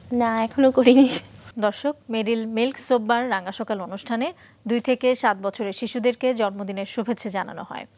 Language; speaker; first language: Bangla; native; Bangla